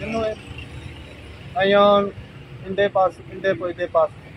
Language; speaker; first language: Filipino; non-native, learner; Punjabi